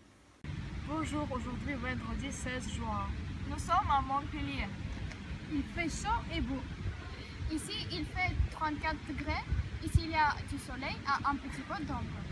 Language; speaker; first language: French; non-native, learner; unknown